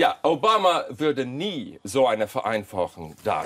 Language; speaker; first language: German; non-native, fluent; English